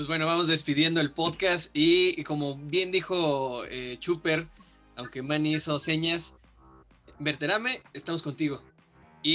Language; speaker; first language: Spanish; native; Spanish